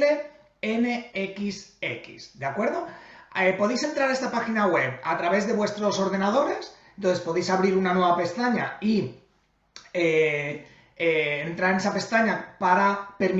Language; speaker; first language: Spanish; native; Spanish